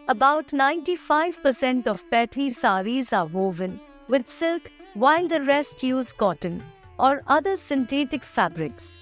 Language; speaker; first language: English; non-native, local second language; Marathi